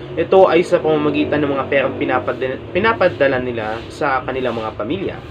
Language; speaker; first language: Filipino; native; Filipino